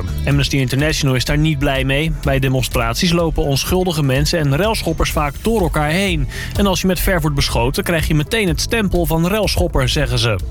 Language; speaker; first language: Dutch; native; Dutch